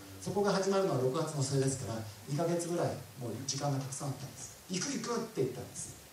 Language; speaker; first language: Japanese; native; Japanese